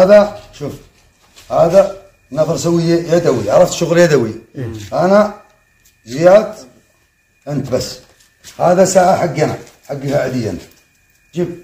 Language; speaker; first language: Arabic; non-native, learner; Bangla